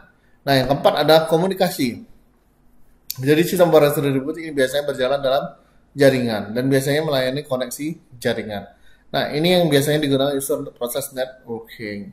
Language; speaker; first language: Indonesian; native; Indonesian